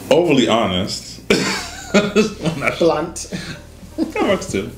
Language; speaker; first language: English; native; English